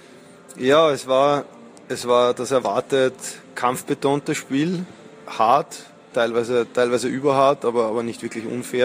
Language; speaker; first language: German; native; German